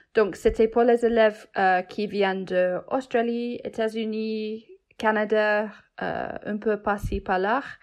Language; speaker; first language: French; non-native, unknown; English